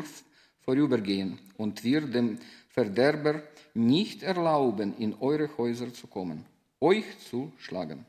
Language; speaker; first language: German; non-native, fluent; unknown